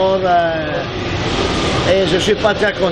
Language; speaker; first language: French; non-native, learner; Italian